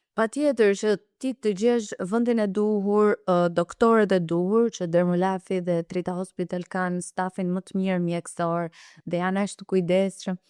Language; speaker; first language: Albanian; early bilingual, heritage; Albanian